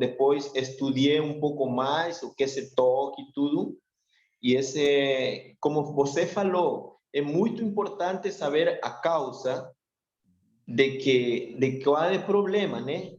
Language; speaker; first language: Portuguese; non-native, learner; Spanish